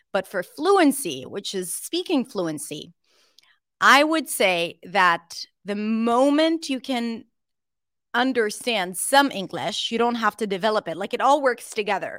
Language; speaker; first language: English; non-native, fluent; Hebrew